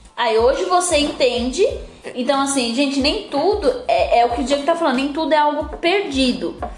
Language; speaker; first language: Portuguese; native; Portuguese